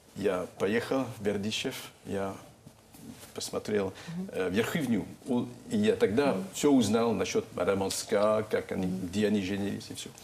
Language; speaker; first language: Russian; non-native, fluent; French